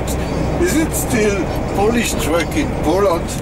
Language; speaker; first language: English; non-native, learner; French